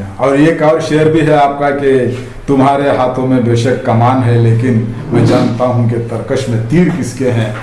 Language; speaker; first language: Urdu; native; Urdu